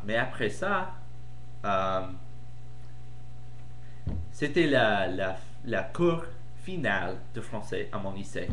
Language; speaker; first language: French; non-native, fluent; English